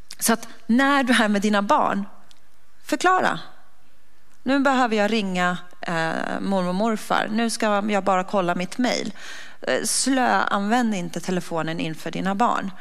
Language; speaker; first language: Swedish; early bilingual, other home language; Persian